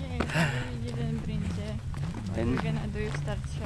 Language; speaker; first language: English; non-native, learner; Russian